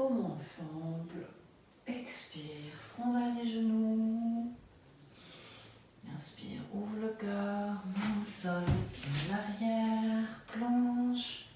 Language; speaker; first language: French; native; French